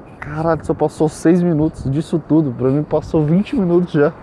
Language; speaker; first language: Portuguese; native; Portuguese